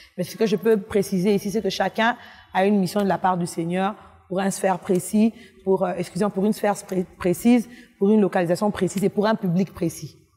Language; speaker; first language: French; non-native, local second language; Lingala